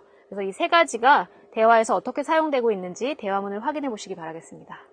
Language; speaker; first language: Korean; native; Korean